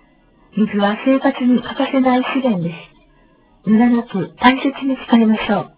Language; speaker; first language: Japanese; native; Japanese